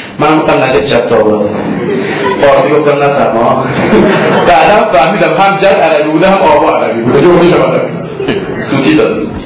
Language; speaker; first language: Persian; non-native, local second language; Azerbaijani